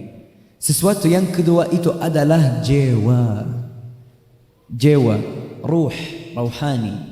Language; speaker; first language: Indonesian; non-native, fluent; Arabic